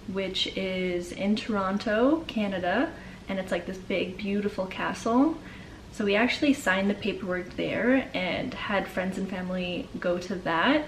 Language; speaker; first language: English; native; English